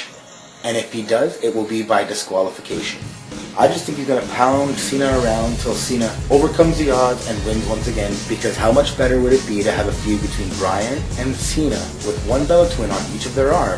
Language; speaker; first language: English; native; English